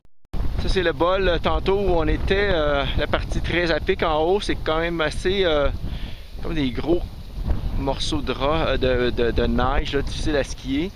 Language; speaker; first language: French; native; French